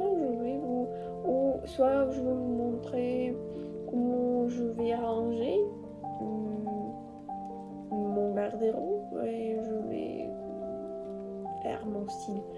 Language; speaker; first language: French; non-native, learner; Russian